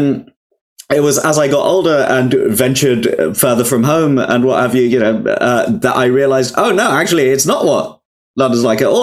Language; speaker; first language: English; native; English